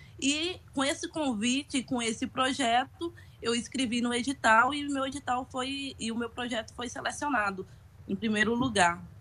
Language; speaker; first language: Portuguese; native; Portuguese